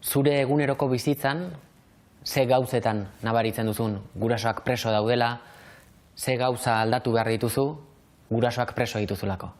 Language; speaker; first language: Basque; native; Basque